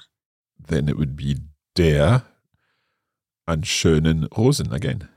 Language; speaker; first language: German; non-native, learner; English